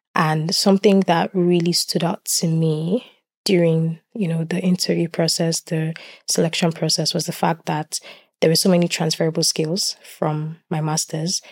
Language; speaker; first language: English; non-native, local second language; Yoruba